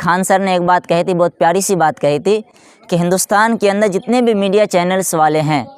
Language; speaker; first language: Urdu; native; Urdu